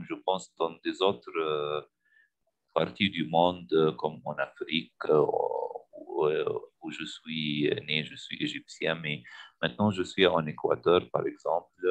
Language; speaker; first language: French; non-native, fluent; Arabic